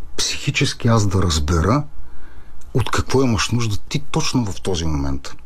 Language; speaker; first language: Bulgarian; non-native, fluent; Italian